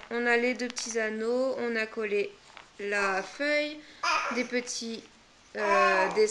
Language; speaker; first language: French; native; French